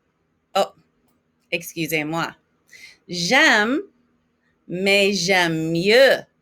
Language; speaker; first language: French; non-native, fluent; English